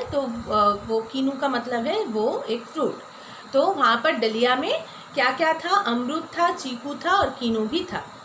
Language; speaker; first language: Hindi; non-native, local second language; Bangla